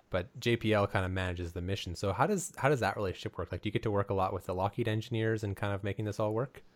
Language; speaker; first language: English; native; English